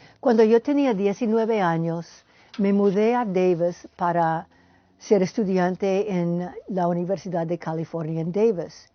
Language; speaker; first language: Spanish; non-native, fluent; English